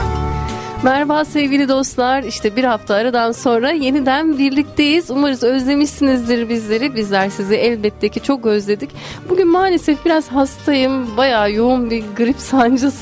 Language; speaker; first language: Turkish; native; Turkish